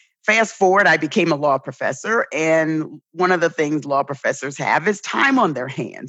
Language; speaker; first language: English; native; English